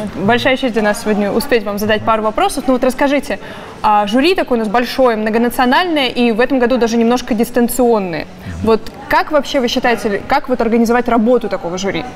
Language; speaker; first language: Russian; native; Russian